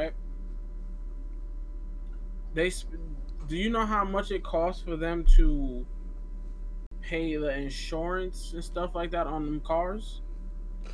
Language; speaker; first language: English; native; English